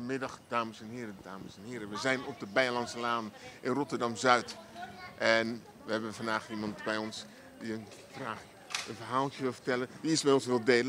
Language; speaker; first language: Dutch; native; Dutch